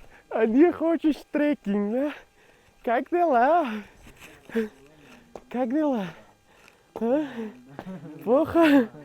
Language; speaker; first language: Russian; non-native, learner; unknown